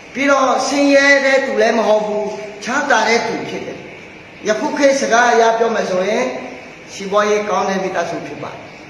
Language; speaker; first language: Burmese; non-native, local second language; Akha